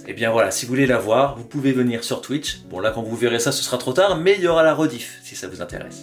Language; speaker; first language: French; native; French